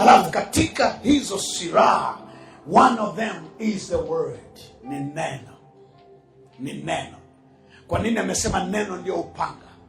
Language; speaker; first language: Swahili; native; Swahili